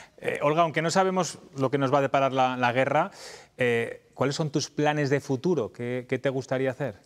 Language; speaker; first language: Spanish; native; Spanish